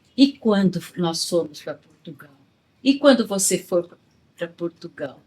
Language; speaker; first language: Portuguese; native; Portuguese